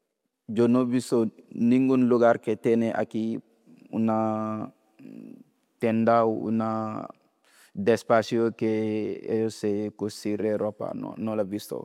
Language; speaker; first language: Spanish; non-native, learner; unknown